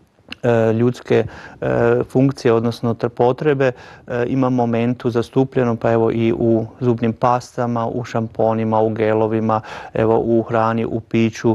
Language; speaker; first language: Croatian; native; Croatian